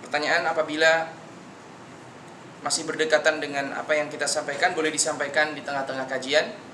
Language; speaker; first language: Indonesian; native; Indonesian